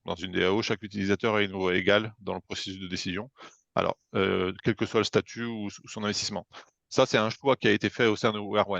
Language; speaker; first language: French; native; French